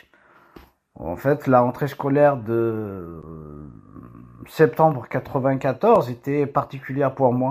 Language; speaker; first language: French; non-native, local second language; Kabyle